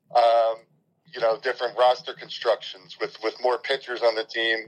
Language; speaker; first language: English; native; English